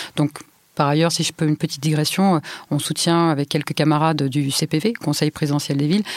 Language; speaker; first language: French; native; French